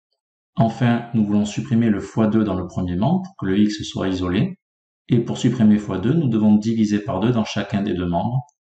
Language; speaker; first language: French; native; French